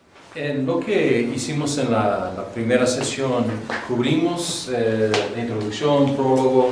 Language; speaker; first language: Spanish; non-native, fluent; English